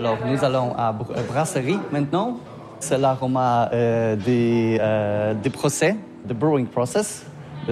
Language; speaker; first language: French; non-native, learner; Polish